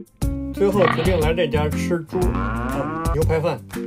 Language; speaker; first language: Chinese; native; Chinese